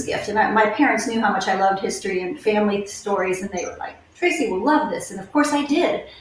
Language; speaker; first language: English; native; English